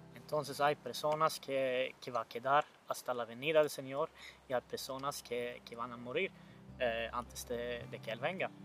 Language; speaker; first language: Spanish; non-native, fluent; Swedish